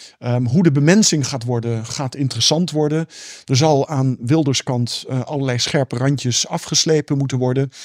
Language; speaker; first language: Dutch; native; Dutch